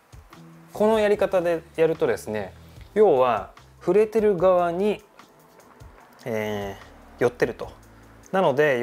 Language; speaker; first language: Japanese; native; Japanese